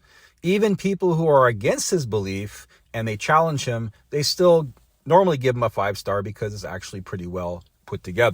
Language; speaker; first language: English; native; English